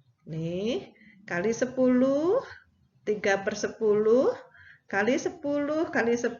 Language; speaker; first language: Indonesian; native; Indonesian